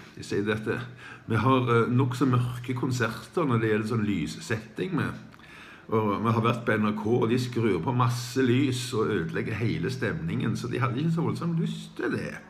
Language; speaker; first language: Norwegian; native; Norwegian